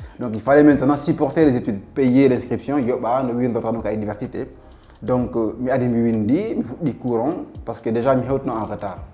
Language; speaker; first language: French; non-native, local second language; Fula